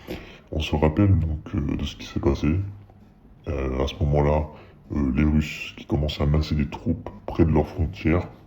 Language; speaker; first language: French; native; French